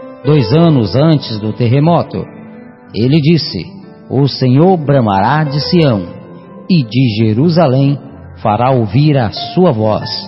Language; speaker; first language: Portuguese; native; Portuguese